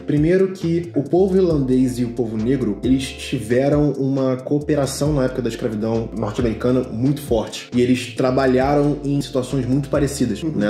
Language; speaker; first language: Portuguese; native; Portuguese